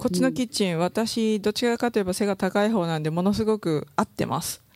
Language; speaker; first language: Japanese; native; Japanese